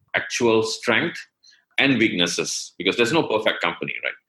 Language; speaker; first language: English; non-native, local second language; Tamil